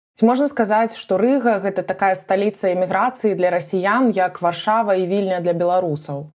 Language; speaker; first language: Belarusian; native; Belarusian